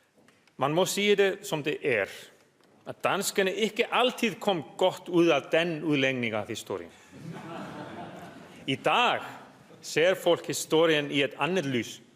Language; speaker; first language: Danish; non-native, fluent; Icelandic